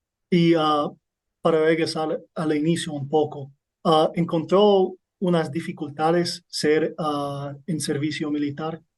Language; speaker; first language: Spanish; non-native, learner; English